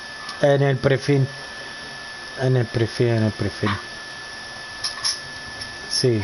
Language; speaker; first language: Spanish; native; Spanish